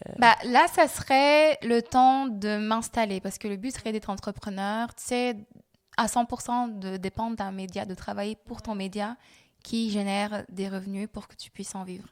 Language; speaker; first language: French; non-native, local second language; Lingala